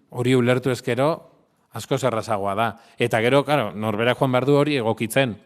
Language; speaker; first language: Basque; non-native, local second language; Spanish